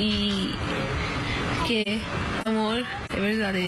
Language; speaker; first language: Portuguese; non-native, learner; Arabic